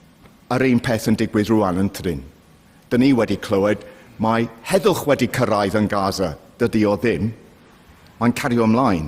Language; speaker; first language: Welsh; non-native, fluent; English